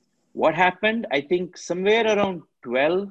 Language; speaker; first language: English; non-native, local second language; Tamil